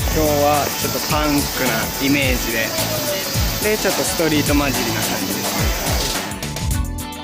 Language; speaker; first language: Japanese; native; Japanese